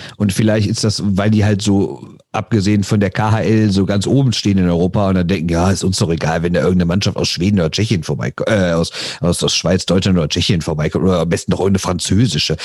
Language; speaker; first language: German; native; German